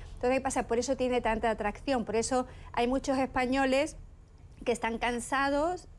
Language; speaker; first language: Spanish; native; Spanish